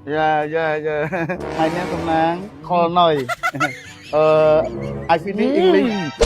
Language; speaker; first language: English; non-native, learner; Khmer